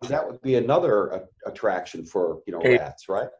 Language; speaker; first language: English; native; English